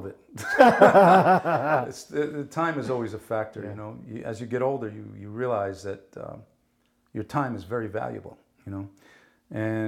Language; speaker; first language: English; early bilingual, other home language; Italian